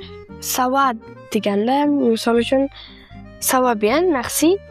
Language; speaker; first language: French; non-native, learner; Uzbek